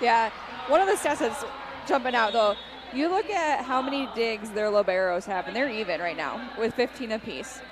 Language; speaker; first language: English; native; English